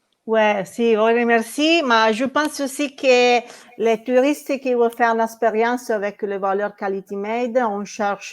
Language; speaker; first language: French; non-native, fluent; Italian